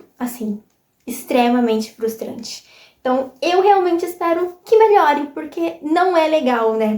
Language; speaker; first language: Portuguese; native; Portuguese